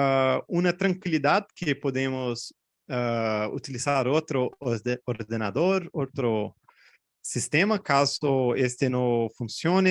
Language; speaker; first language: Spanish; non-native, fluent; Portuguese